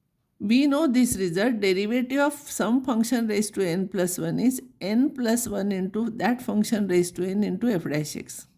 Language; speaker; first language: English; non-native, local second language; Marathi